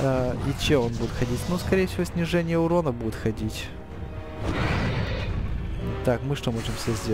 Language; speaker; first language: Russian; native; Russian